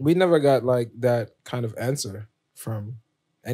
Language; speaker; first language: English; native; English